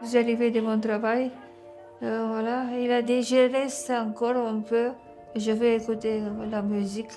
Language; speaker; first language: French; non-native, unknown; Romanian